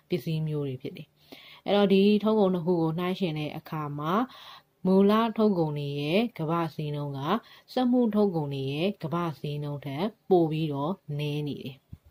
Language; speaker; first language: Burmese; native; Burmese